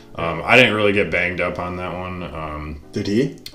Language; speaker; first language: English; native; English